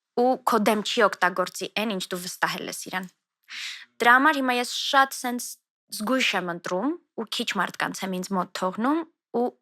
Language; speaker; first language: Armenian; native; Armenian